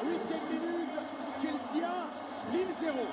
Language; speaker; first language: French; native; French